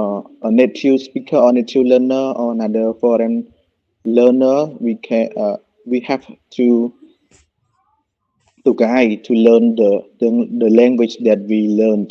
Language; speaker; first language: English; non-native, learner; Khmer